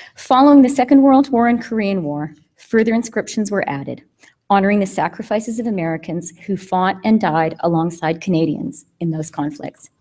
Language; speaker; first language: English; native; English